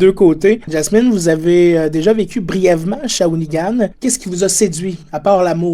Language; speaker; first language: French; native; French